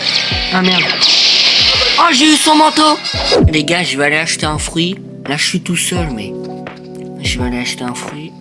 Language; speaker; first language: French; native; French